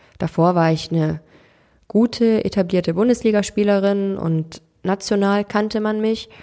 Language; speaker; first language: German; early bilingual, other home language; Turkish